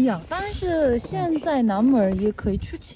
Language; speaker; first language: Chinese; non-native, learner; Korean